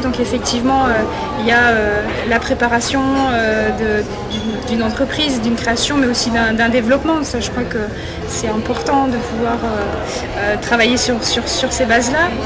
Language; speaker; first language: French; native; French